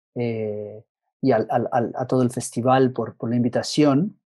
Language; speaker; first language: Spanish; early bilingual, other home language; English